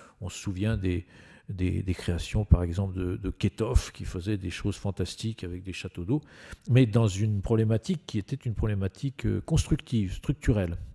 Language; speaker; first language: French; native; French